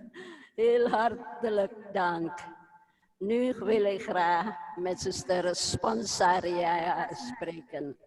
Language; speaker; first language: Dutch; non-native, fluent; Indonesian